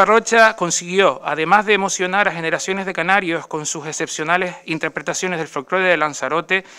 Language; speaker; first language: Spanish; native; Spanish